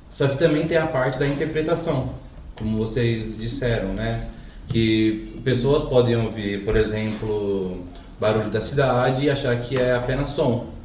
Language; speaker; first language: Portuguese; native; Portuguese